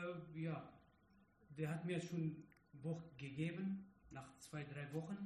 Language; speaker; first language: German; non-native, learner; Arabic